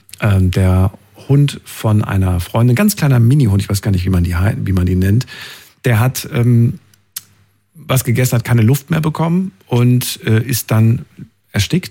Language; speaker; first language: German; native; German